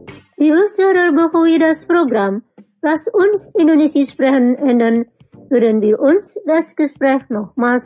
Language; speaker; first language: German; non-native, fluent; Indonesian